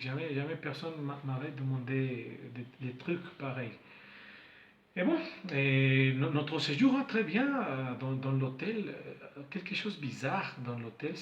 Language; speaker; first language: French; non-native, fluent; Spanish